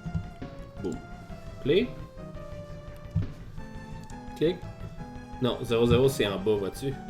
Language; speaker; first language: French; native; French